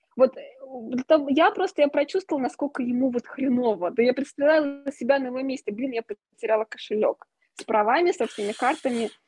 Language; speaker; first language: Russian; native; Russian